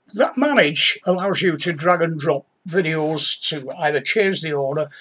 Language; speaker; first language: English; native; English